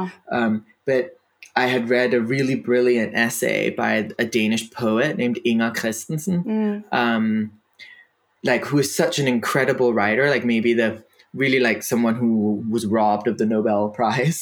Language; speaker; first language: English; non-native, fluent; Danish